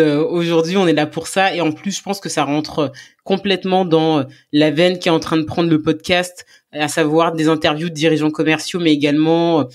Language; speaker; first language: French; native; French